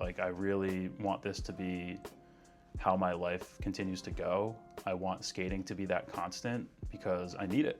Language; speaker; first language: English; native; English